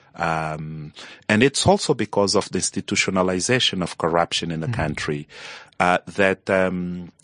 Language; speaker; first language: English; non-native, fluent; Portuguese